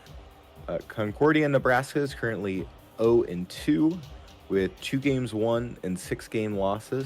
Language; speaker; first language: English; native; English